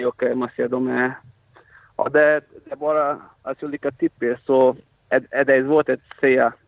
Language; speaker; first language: Swedish; non-native, fluent; Portuguese